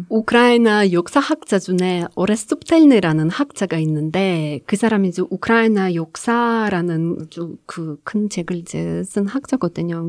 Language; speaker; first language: Korean; non-native, fluent; Ukrainian